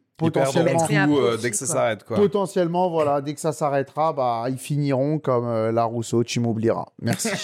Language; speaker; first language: French; native; French